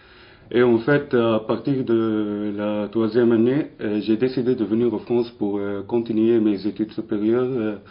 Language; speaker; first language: French; non-native, local second language; Arabic